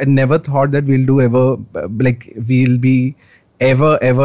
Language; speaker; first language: English; non-native, local second language; Hindi